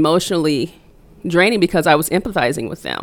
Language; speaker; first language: English; native; English